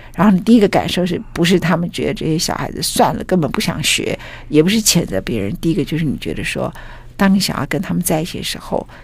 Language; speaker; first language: Chinese; native; Chinese